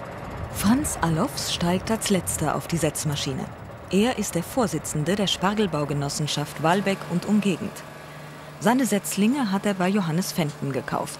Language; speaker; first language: German; native; German